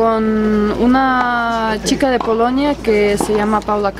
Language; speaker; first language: Spanish; non-native, fluent; Russian